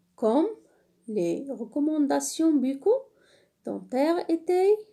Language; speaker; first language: French; non-native, local second language; Arabic